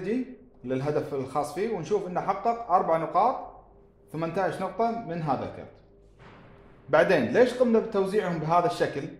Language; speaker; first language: Arabic; native; Arabic